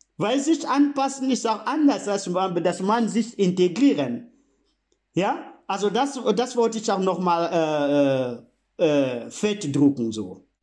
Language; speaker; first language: German; non-native, fluent; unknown